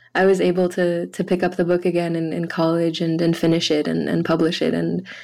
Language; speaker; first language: English; early bilingual, other home language; French